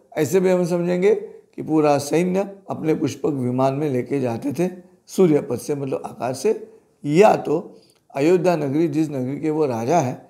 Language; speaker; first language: Hindi; non-native, local second language; Marathi